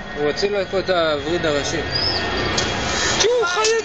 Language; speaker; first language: Hebrew; native; Hebrew